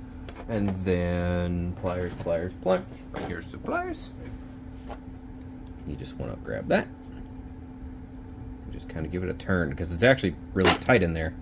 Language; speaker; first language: English; native; English